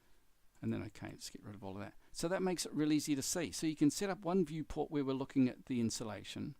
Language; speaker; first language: English; native; English